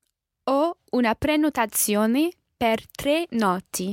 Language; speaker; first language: Italian; non-native, learner; English